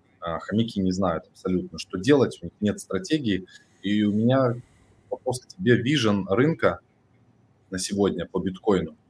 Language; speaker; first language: Russian; native; Russian